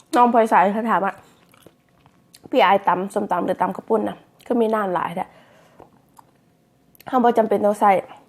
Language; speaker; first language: Thai; native; Thai